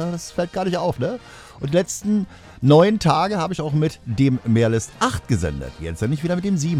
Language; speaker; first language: German; native; German